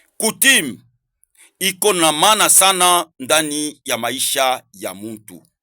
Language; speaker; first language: Swahili; native; Swahili